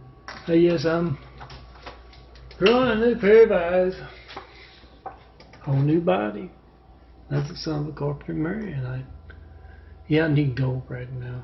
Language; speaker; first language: English; native; English